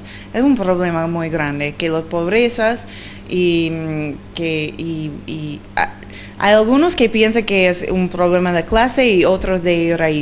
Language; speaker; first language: Spanish; non-native, learner; English